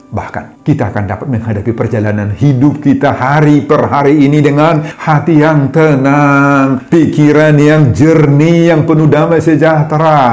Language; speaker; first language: Indonesian; non-native, local second language; Batak Toba